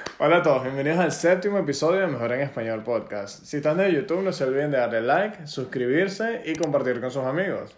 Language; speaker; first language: Spanish; native; Spanish